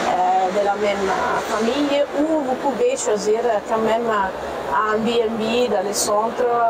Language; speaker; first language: French; non-native, fluent; Italian